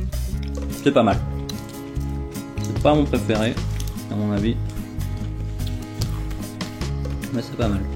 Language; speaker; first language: French; native; French